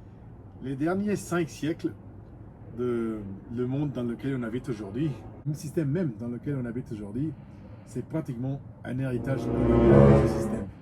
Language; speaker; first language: French; non-native, fluent; Spanish